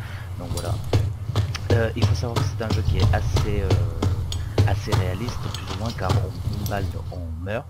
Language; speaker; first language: French; native; French